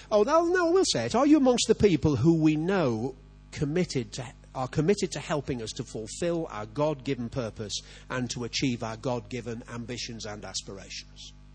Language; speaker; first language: English; native; English